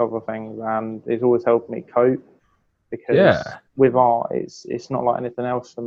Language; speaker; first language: English; native; English